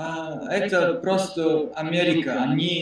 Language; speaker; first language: Russian; non-native, learner; Serbian